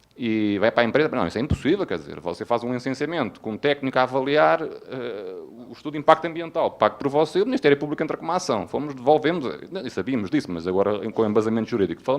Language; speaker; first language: Portuguese; native; Portuguese